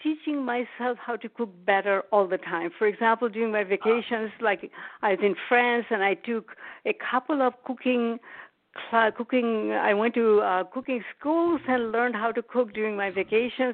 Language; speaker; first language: English; non-native, local second language; Bangla